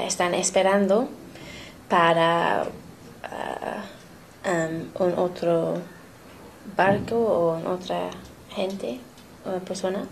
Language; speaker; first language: Spanish; non-native, learner; English